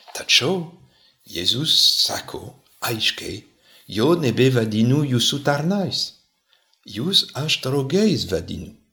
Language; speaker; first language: Lithuanian; non-native, fluent; French